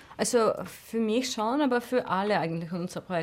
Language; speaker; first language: German; non-native, fluent; Russian